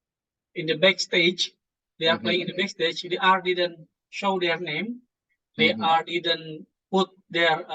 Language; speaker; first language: English; non-native, fluent; Indonesian